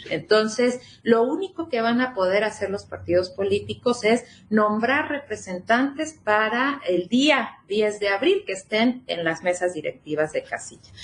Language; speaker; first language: Spanish; native; Spanish